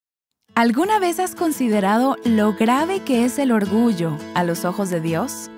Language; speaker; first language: Spanish; native; Spanish